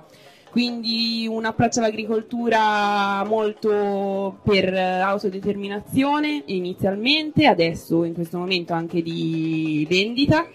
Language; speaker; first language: Italian; native; Italian